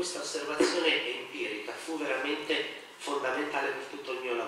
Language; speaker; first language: Italian; native; Italian